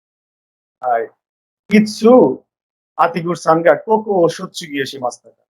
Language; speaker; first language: Japanese; non-native, fluent; Bangla